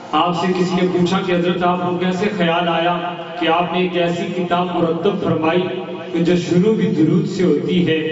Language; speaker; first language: Urdu; non-native, local second language; Punjabi